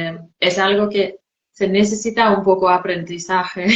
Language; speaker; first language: Spanish; non-native, fluent; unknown